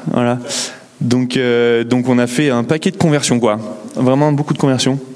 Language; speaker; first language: French; native; French